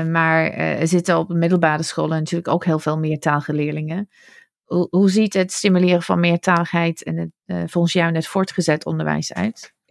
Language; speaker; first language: Dutch; non-native, fluent; English